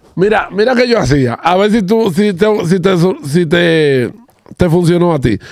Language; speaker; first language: Spanish; native; Spanish